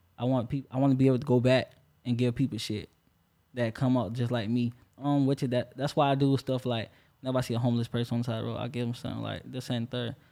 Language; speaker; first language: English; native; English